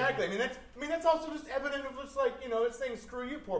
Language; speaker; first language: English; native; English